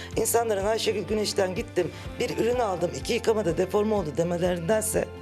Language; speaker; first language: Turkish; native; Turkish